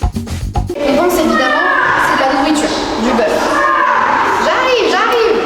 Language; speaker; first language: French; native; French